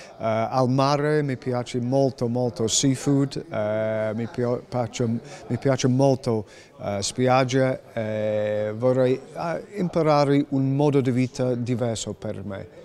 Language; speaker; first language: Italian; non-native, learner; English